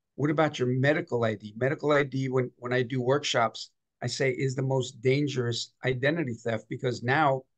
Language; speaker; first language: English; native; English